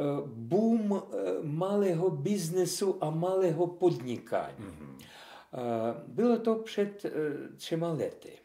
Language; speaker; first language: Czech; non-native, fluent; Russian